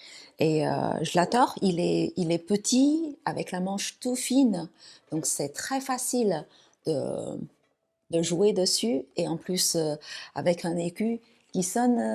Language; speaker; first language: French; non-native, fluent; Chinese